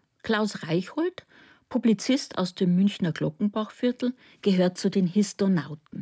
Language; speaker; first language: German; native; German